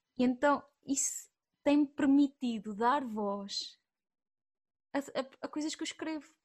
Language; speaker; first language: Portuguese; native; Portuguese